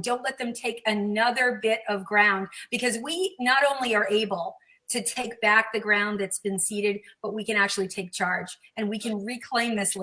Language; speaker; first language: English; native; English